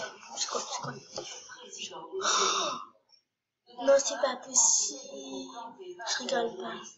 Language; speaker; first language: French; native; French